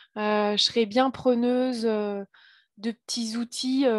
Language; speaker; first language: French; native; French